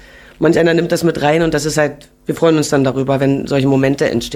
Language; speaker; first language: German; native; German